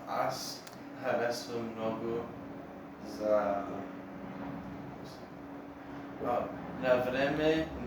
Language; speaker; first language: Bulgarian; non-native, learner; English